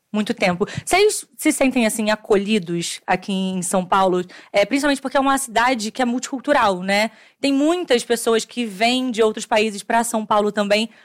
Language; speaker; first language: Portuguese; native; Portuguese